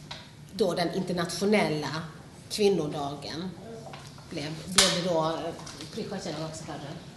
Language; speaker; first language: Swedish; early bilingual, other home language; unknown